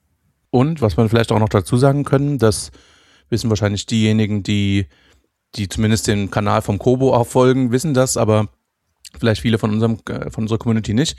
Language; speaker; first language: German; native; German